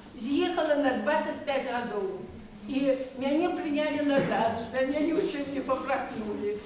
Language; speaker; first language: Belarusian; native; Belarusian